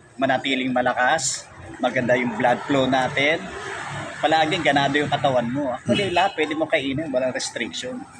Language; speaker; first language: Filipino; native; Filipino